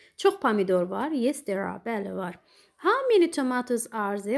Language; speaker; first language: English; non-native, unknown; Azerbaijani